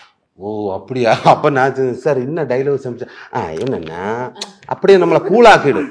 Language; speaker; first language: Tamil; non-native, learner; Malayalam